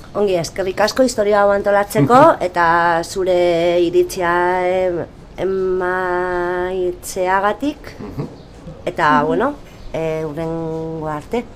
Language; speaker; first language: Basque; non-native, local second language; Spanish